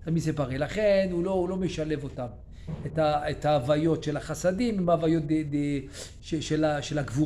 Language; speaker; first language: Hebrew; non-native, fluent; French